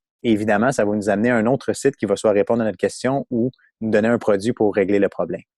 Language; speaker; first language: French; native; French